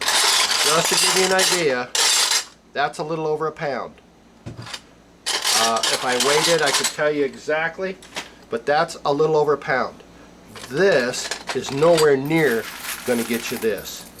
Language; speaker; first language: English; native; English